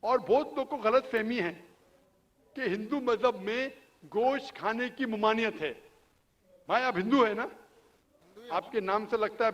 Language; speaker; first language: Hindi; non-native, local second language; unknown